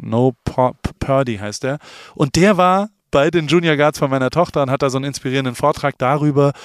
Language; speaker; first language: German; native; German